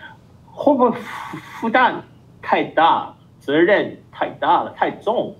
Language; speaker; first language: Chinese; non-native, fluent; Japanese